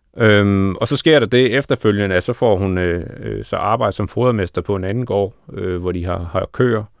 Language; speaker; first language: Danish; native; Danish